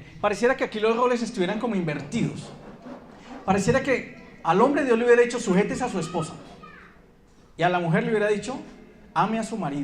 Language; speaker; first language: Spanish; native; Spanish